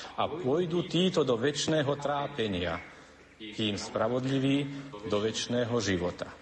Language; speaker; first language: Slovak; native; Slovak